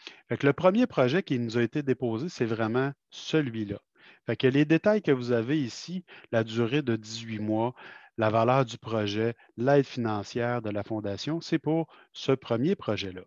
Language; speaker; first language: French; native; French